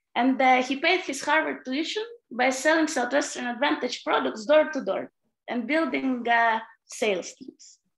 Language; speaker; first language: English; non-native, fluent; Latvian